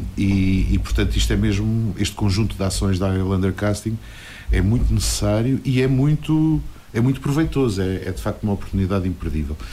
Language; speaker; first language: Portuguese; native; Portuguese